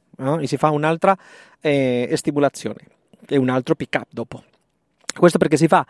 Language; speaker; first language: Italian; non-native, fluent; Spanish